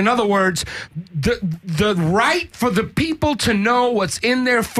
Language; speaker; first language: English; native; English